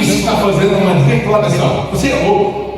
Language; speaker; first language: Portuguese; non-native, fluent; English